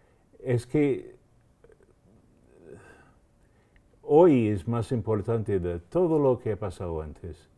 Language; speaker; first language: Spanish; non-native, fluent; English